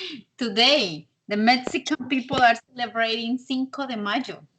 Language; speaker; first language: English; non-native, learner; Spanish